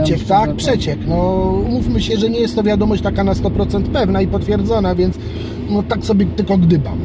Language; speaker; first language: Polish; native; Polish